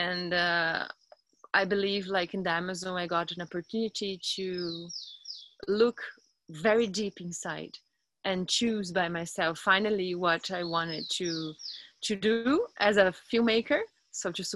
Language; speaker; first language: English; non-native, fluent; Portuguese